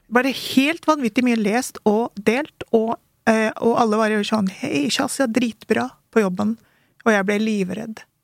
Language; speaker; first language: Norwegian; early bilingual, other home language; Urdu